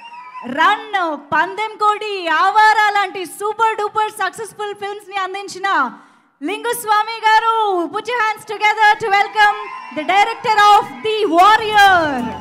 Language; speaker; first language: Telugu; native; Telugu